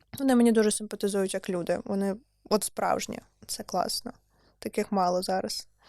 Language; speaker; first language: Ukrainian; native; Ukrainian